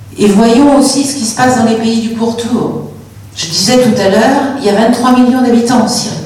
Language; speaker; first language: French; native; French